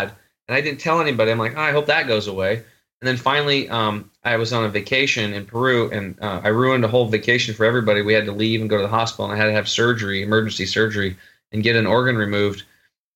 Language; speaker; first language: English; native; English